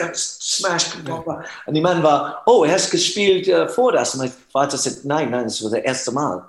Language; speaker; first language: German; non-native, learner; English